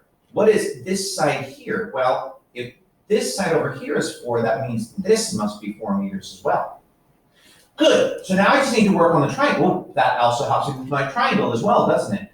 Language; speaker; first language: English; native; English